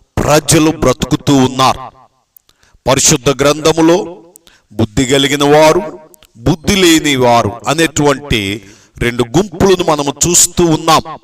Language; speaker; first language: Telugu; native; Telugu